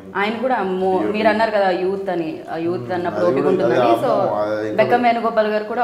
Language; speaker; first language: Telugu; native; Telugu